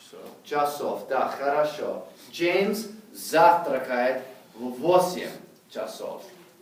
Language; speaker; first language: Russian; non-native, fluent; English